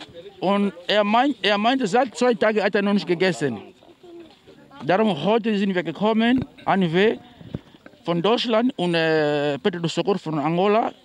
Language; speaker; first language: German; non-native, fluent; Portuguese